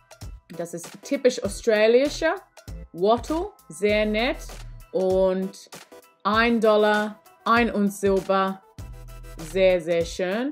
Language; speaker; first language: German; non-native, learner; English